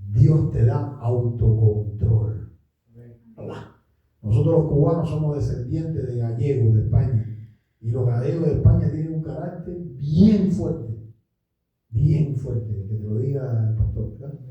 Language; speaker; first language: Spanish; native; Spanish